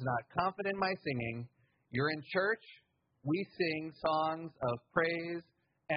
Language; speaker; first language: English; native; English